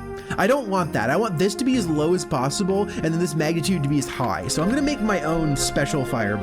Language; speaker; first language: English; native; English